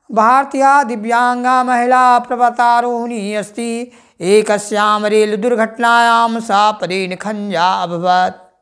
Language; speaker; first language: Hindi; native; Hindi